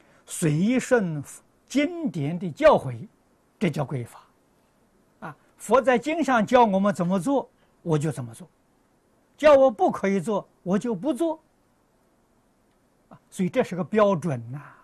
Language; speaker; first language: Chinese; native; Chinese